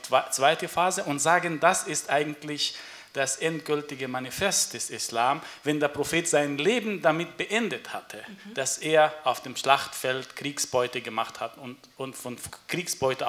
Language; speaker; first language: German; non-native, fluent; Arabic